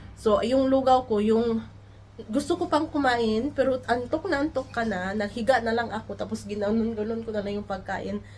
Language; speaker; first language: Filipino; non-native, local second language; Cebuano